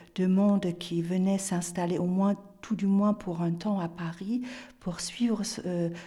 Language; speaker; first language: French; non-native, fluent; German